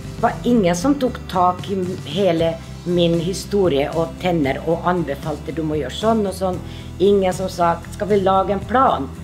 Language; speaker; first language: Norwegian; non-native, fluent; Finnish